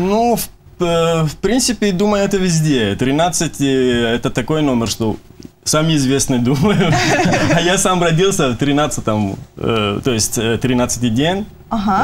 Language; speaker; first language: Russian; non-native, fluent; Persian